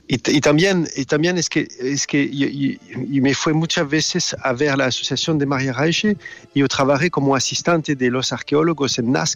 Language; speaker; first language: Spanish; non-native, learner; French